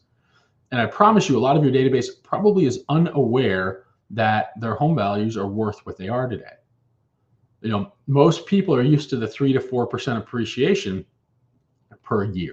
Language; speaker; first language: English; native; English